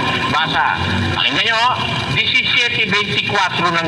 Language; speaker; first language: Filipino; native; Filipino